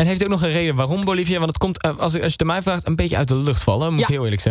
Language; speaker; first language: Dutch; native; Dutch